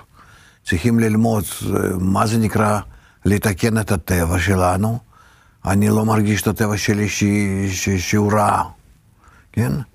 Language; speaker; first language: Hebrew; non-native, fluent; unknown